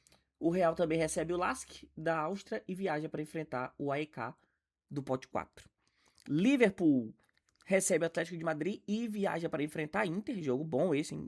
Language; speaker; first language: Portuguese; native; Portuguese